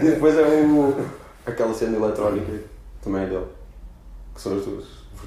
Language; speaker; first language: Portuguese; native; Portuguese